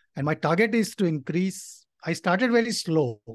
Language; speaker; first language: English; non-native, local second language; Nepali